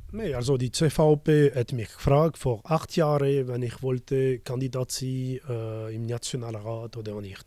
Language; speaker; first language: German; non-native, local second language; French